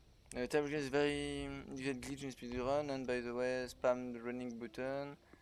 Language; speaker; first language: English; non-native, learner; French